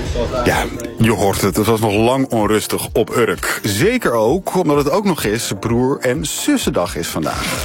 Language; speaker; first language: Dutch; native; Dutch